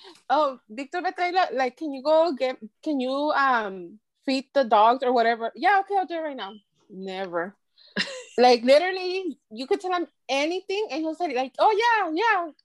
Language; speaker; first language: English; early bilingual, other home language; Spanish